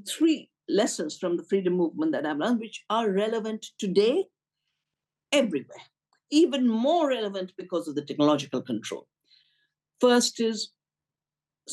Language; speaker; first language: English; non-native, local second language; Hindi